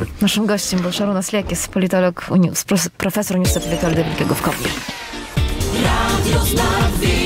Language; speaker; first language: Lithuanian; non-native, local second language; Polish